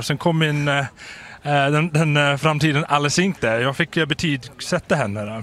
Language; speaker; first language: Swedish; non-native, fluent; English